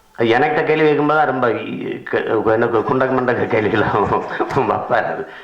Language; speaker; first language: Tamil; native; Tamil